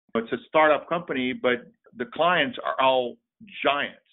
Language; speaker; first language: English; non-native, fluent; Portuguese